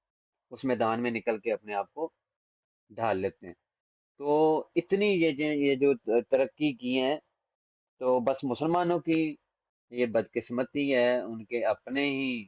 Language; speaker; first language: Hindi; non-native, local second language; Punjabi